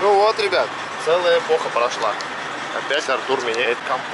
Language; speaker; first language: Russian; native; Russian